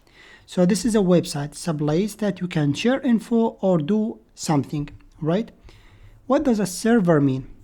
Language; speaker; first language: English; non-native, fluent; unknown